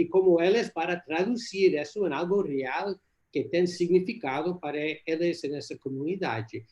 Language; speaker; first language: Portuguese; non-native, learner; English